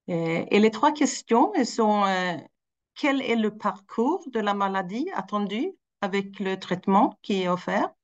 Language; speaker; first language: French; non-native, fluent; Swedish